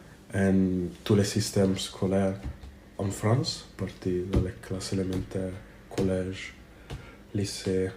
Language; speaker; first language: French; non-native, learner; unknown